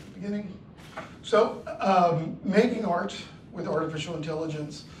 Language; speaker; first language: English; native; English